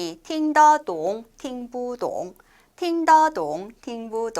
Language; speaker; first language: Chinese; non-native, fluent; Korean